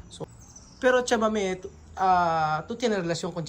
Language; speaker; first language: Spanish; non-native, learner; Filipino